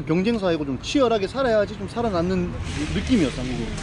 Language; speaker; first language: Korean; native; Korean